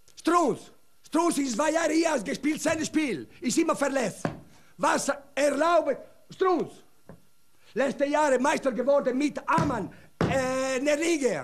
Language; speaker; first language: German; non-native, learner; Italian